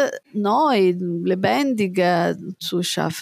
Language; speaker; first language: German; non-native, fluent; Italian